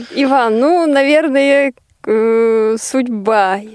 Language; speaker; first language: Russian; native; Russian